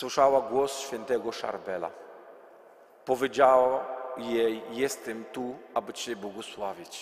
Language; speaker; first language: Polish; non-native, learner; Arabic